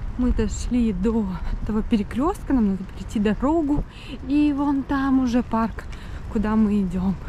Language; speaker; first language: Russian; native; Russian